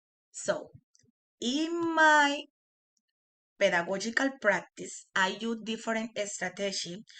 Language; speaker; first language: English; non-native, learner; Spanish